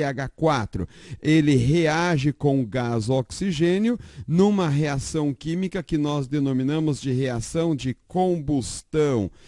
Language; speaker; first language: Portuguese; native; Portuguese